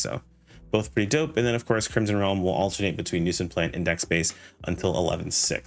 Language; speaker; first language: English; native; English